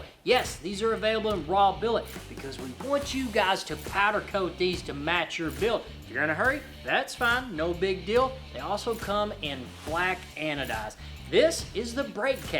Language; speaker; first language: English; native; English